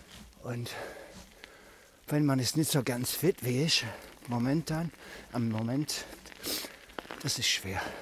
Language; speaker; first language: German; non-native, learner; English